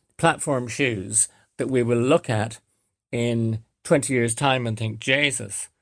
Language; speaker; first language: English; native; English